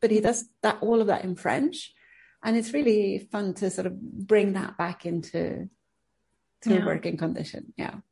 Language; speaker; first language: English; non-native, fluent; Swedish